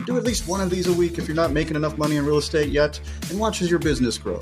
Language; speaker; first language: English; native; English